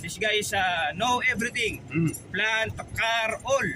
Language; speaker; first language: English; non-native, local second language; Filipino